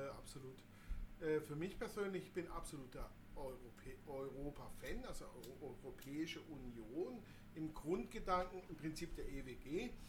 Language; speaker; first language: German; native; German